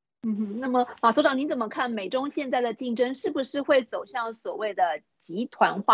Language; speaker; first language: Chinese; native; Chinese